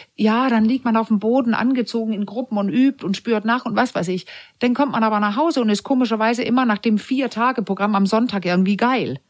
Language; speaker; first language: German; non-native, fluent; Danish